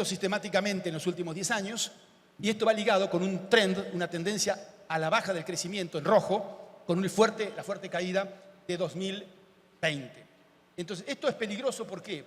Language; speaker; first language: Spanish; native; Spanish